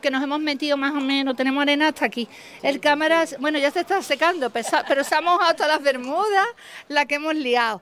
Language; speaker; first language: Spanish; native; Spanish